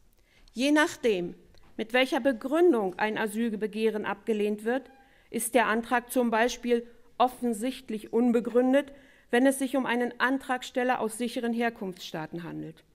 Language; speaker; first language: German; native; German